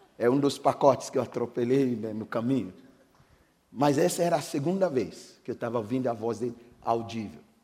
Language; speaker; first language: Portuguese; non-native, fluent; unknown